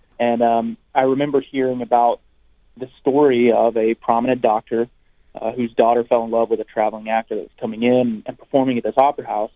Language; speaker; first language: English; native; English